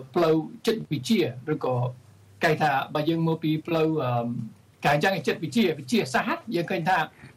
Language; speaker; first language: Khmer; early bilingual, heritage; Khmer